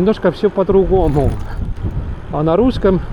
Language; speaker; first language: Russian; non-native, local second language; Estonian